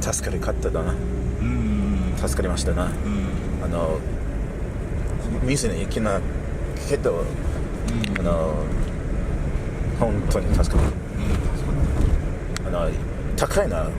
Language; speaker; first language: Japanese; non-native, learner; English